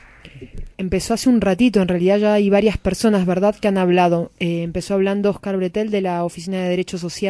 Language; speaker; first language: Spanish; native; Spanish